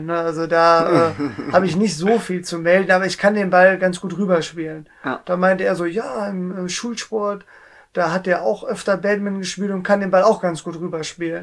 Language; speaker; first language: German; native; German